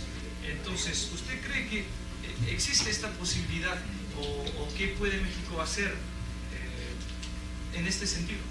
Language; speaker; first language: Spanish; non-native, fluent; Chinese